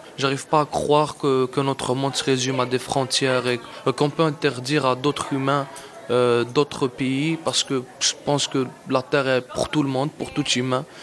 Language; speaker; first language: French; non-native, local second language; Arabic